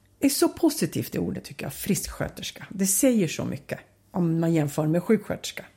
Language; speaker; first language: Swedish; early bilingual, other home language; Finnish